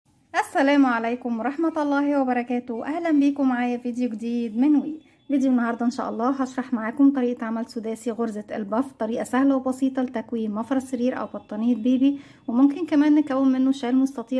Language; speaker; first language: Arabic; native; Arabic